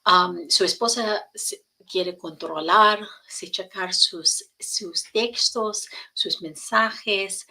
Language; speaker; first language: Spanish; non-native, learner; English